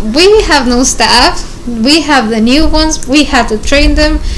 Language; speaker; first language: English; non-native, learner; Spanish